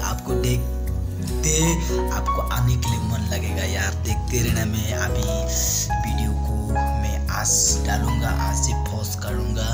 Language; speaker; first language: Hindi; non-native, local second language; Nepali